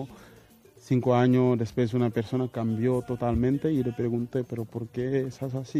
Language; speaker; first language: Spanish; non-native, fluent; Wolof